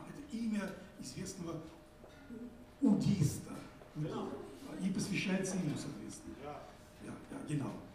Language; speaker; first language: Russian; native; Russian